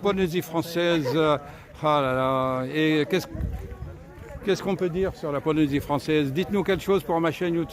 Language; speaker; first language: French; non-native, fluent; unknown